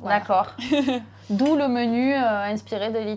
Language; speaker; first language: French; native; French